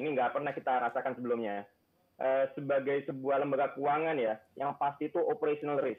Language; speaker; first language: Indonesian; native; Indonesian